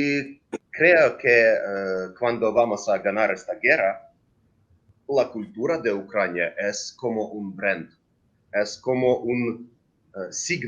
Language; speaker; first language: Spanish; non-native, learner; Ukrainian